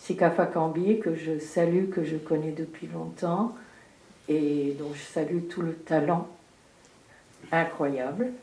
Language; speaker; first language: French; early bilingual, heritage; French